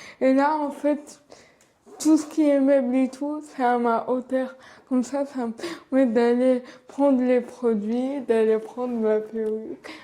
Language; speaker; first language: French; early bilingual, other home language; Arabic